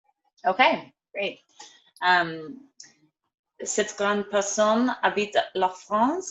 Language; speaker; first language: French; non-native, learner; English